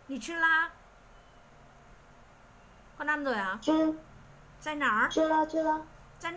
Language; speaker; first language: Chinese; non-native, fluent; Vietnamese